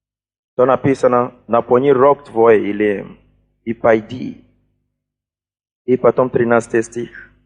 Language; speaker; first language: Russian; non-native, fluent; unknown